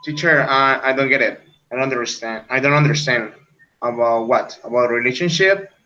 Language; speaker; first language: English; non-native, learner; Spanish